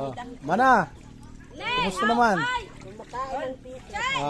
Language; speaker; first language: Filipino; native; Filipino